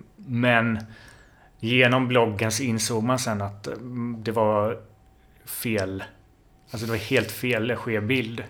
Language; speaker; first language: Swedish; native; Swedish